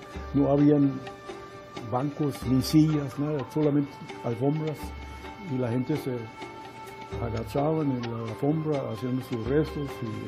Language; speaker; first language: Spanish; non-native, fluent; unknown